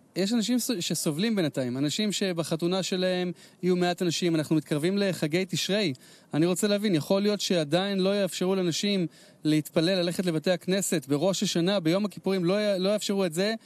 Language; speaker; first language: Hebrew; native; Hebrew